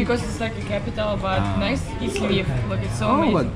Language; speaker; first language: English; non-native, learner; Ukrainian